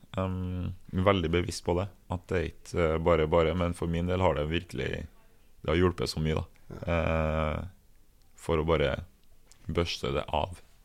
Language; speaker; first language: Norwegian; early bilingual, other home language; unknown